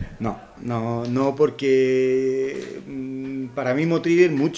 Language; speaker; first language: Spanish; native; Spanish